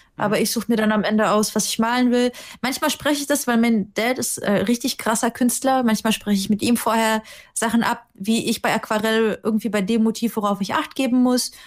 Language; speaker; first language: German; early bilingual, other home language; Russian